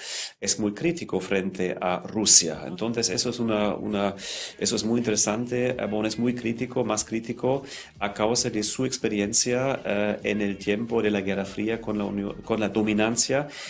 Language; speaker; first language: Spanish; non-native, fluent; German